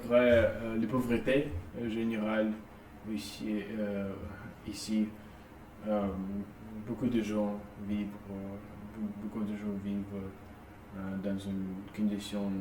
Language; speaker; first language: French; non-native, learner; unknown